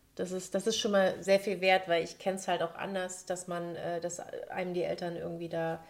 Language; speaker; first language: German; native; German